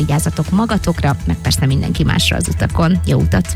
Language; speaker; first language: Hungarian; native; Hungarian